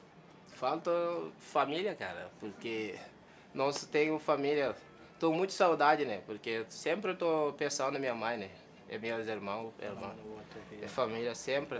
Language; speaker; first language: Portuguese; non-native, learner; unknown